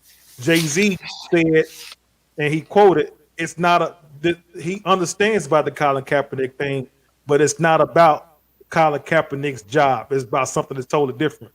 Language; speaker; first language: English; native; English